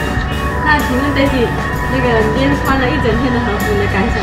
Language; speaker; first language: Chinese; early bilingual, heritage; Chinese